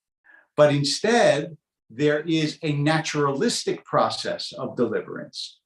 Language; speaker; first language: English; native; English